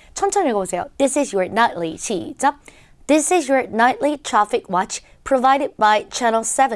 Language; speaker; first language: English; non-native, fluent; Korean